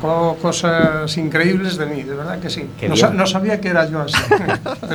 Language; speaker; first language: Spanish; native; Spanish